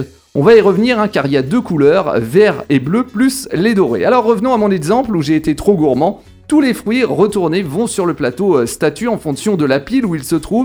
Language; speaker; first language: French; native; French